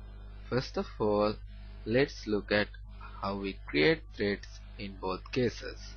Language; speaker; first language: English; non-native, learner; Sinhala